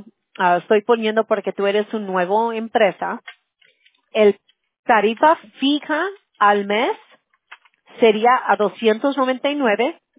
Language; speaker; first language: Spanish; early bilingual, heritage; Spanish